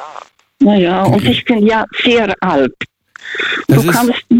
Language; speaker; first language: German; non-native, fluent; Russian